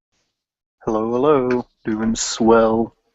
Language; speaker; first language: English; native; English